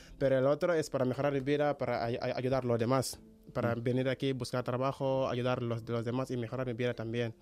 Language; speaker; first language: Spanish; non-native, learner; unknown